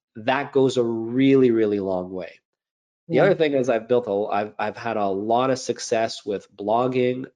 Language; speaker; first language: English; native; English